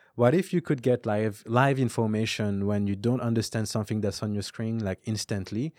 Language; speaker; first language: English; non-native, fluent; French